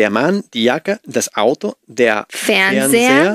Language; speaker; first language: German; non-native, learner; Spanish